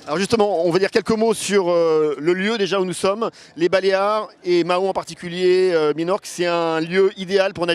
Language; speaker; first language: French; native; French